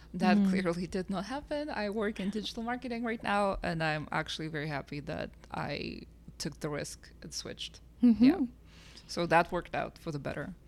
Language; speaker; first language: English; non-native, fluent; Russian